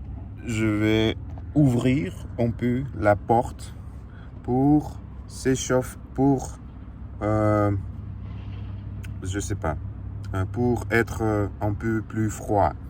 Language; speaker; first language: French; non-native, learner; Russian